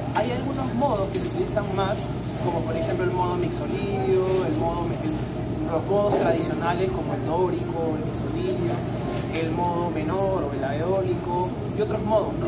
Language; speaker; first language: Spanish; native; Spanish